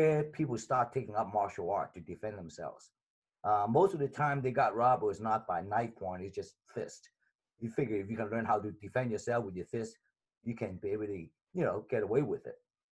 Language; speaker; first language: English; non-native, local second language; Cantonese